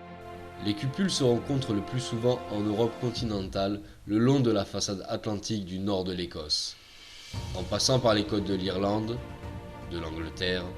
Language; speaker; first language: French; native; French